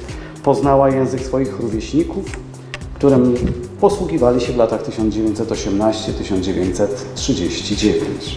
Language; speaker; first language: Polish; native; Polish